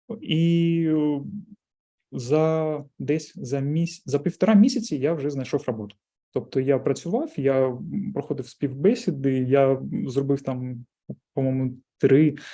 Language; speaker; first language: Ukrainian; non-native, local second language; Russian